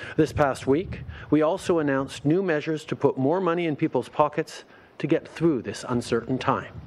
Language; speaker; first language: English; early bilingual, other home language; French